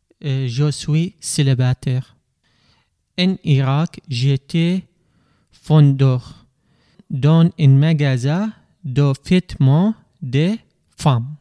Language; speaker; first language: French; non-native, learner; Arabic